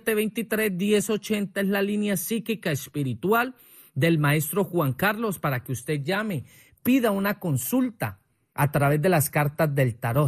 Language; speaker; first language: Spanish; native; Spanish